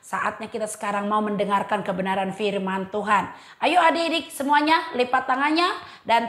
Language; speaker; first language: Indonesian; native; Indonesian